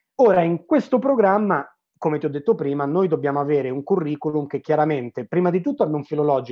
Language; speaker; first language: Italian; native; Italian